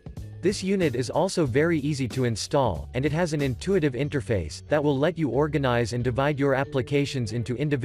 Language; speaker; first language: English; non-native, fluent; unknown